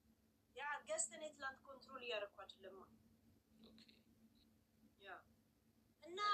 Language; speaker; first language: Amharic; native; Amharic